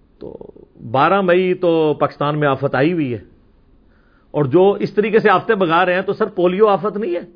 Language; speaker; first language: Urdu; non-native, local second language; Punjabi